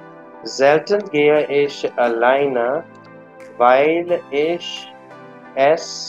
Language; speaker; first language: German; non-native, learner; Hindi